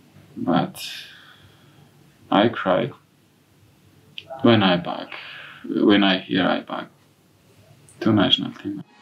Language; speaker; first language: English; non-native, learner; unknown